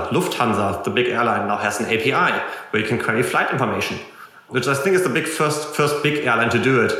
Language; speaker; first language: English; non-native, fluent; German